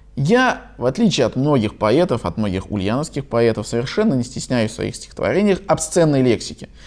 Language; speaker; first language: Russian; native; Russian